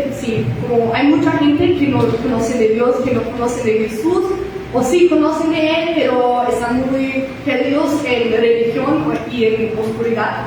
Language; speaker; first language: Spanish; non-native, fluent; German